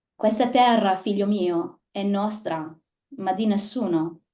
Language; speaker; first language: Italian; early bilingual, heritage; Italian